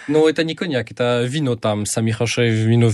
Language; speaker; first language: Russian; non-native, fluent; French